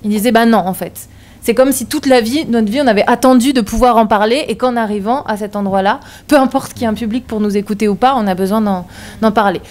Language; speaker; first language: French; native; French